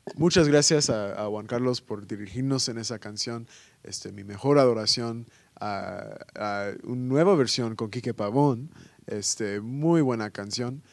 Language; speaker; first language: Spanish; early bilingual, heritage; Spanish